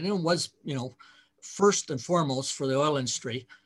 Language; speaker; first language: English; native; English